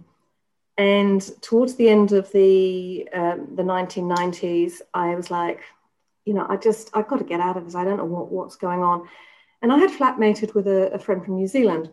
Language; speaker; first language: English; native; English